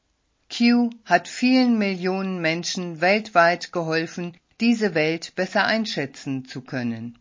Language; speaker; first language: German; native; German